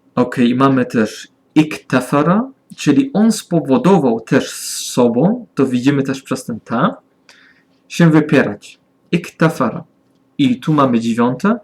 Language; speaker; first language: Polish; non-native, learner; German